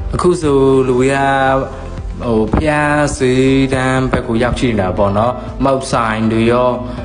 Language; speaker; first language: Burmese; non-native, local second language; Mon